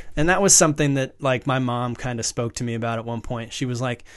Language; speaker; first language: English; native; English